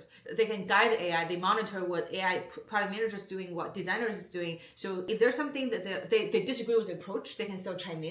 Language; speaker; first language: English; non-native, fluent; Chinese